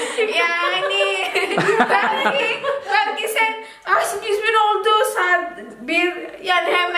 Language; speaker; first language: Turkish; non-native, learner; Indonesian